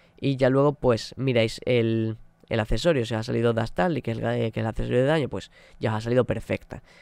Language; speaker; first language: Spanish; native; Spanish